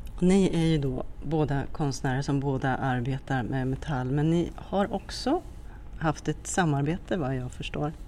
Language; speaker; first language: Swedish; native; Swedish